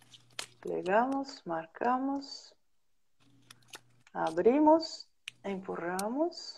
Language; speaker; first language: Spanish; non-native, fluent; Portuguese